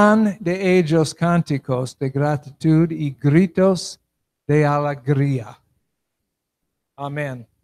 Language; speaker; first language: Spanish; non-native, learner; English